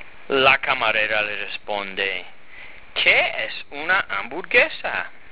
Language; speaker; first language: Spanish; non-native, fluent; English